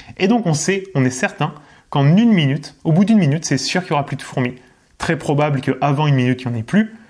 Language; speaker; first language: French; native; French